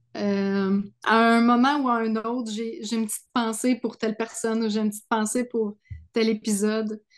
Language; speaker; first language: French; native; French